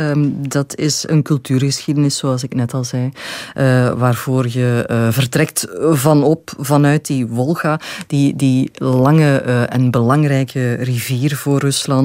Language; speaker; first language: Dutch; native; Dutch